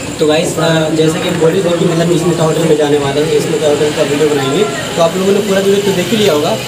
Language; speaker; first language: Hindi; native; Hindi